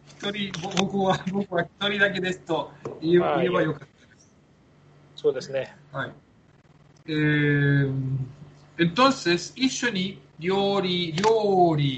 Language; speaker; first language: Japanese; non-native, fluent; Spanish